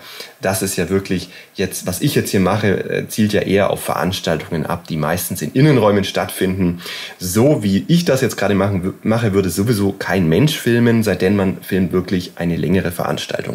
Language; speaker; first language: German; native; German